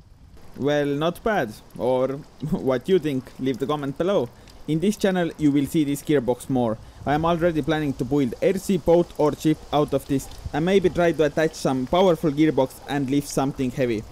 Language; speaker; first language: English; non-native, fluent; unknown